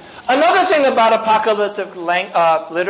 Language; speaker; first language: English; native; English